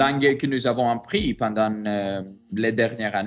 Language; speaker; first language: French; non-native, learner; Greek